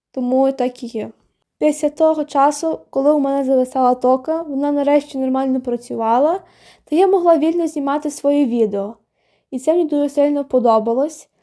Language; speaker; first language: Ukrainian; non-native, local second language; Russian